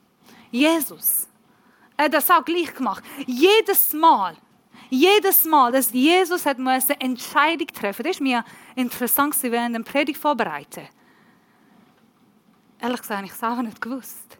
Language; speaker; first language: German; non-native, learner; Persian